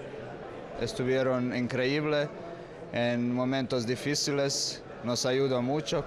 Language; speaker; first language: Spanish; non-native, learner; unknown